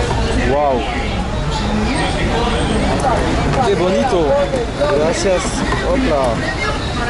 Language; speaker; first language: Spanish; non-native, learner; French